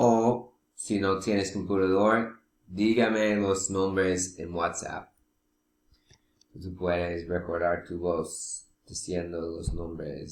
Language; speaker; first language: Spanish; non-native, learner; English